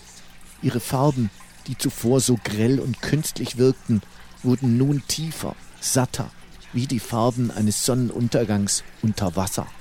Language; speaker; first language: German; native; German